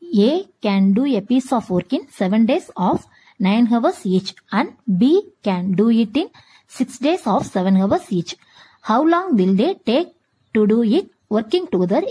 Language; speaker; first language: English; non-native, local second language; Tamil